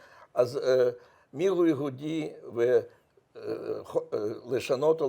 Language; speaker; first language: Hebrew; non-native, fluent; Russian